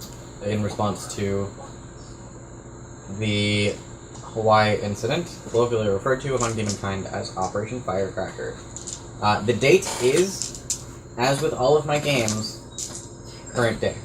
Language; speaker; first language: English; native; English